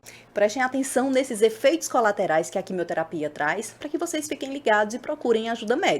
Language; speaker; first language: Portuguese; native; Portuguese